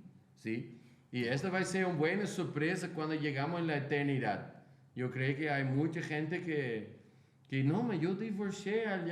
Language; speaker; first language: Spanish; non-native, fluent; Portuguese